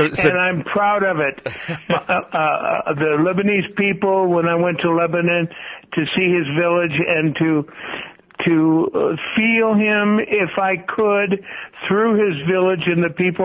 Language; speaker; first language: English; native; English